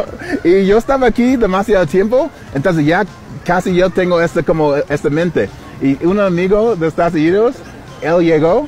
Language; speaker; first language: Spanish; non-native, learner; English